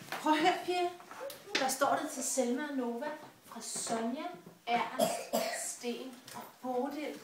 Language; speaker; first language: Danish; native; Danish